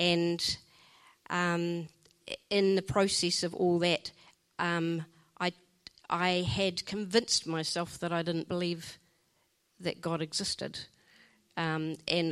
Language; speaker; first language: English; native; English